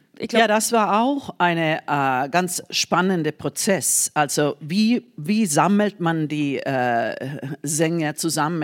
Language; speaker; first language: German; non-native, fluent; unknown